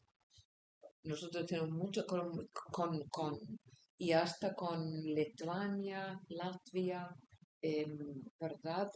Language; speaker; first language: Spanish; non-native, fluent; Icelandic